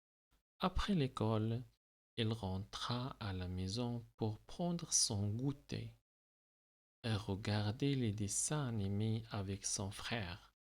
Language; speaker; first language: French; non-native, local second language; Arabic